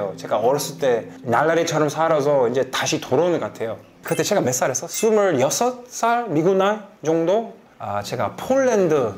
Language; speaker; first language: Korean; non-native, fluent; English